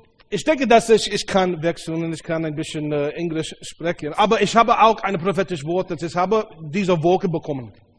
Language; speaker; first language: German; non-native, learner; English